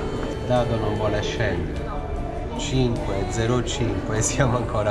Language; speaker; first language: Italian; native; Italian